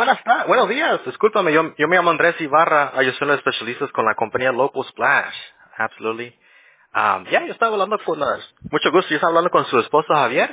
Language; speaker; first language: Spanish; early bilingual, heritage; English